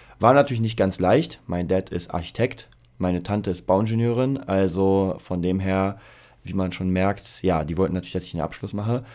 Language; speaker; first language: German; early bilingual, other home language; Polish